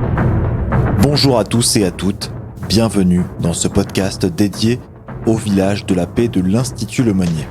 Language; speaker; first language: French; native; French